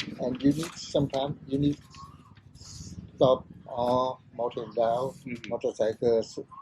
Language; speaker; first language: English; non-native, learner; Thai